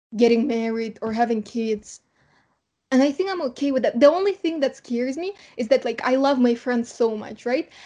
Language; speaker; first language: English; non-native, fluent; Kazakh